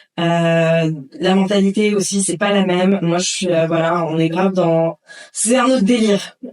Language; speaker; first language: French; native; French